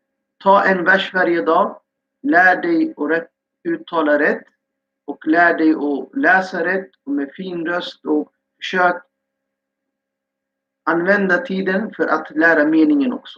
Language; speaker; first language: Swedish; non-native, fluent; Urdu